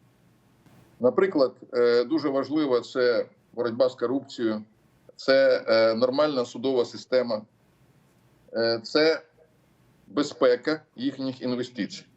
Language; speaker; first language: Ukrainian; non-native, local second language; Russian